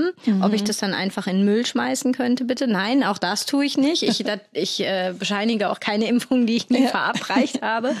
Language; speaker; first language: German; native; German